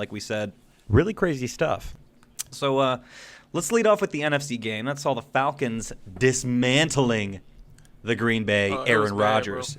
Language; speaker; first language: English; native; English